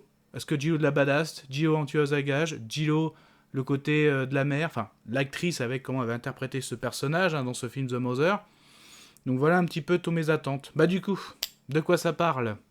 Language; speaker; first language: French; native; French